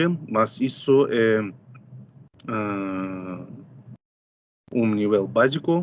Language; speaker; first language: Portuguese; non-native, fluent; Russian